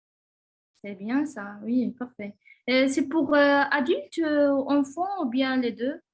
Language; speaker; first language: French; non-native, learner; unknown